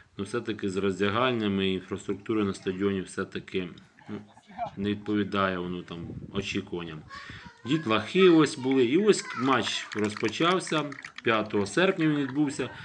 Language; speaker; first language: Ukrainian; native; Ukrainian